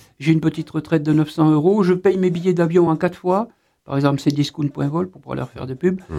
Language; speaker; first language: French; native; French